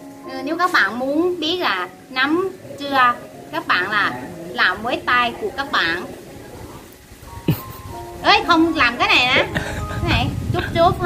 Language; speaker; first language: Vietnamese; non-native, learner; Thai